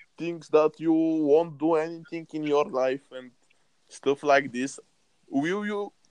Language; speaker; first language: English; non-native, fluent; Bulgarian